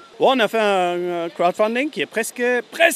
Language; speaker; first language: French; non-native, local second language; German